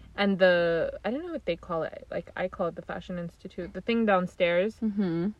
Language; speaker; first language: English; native; English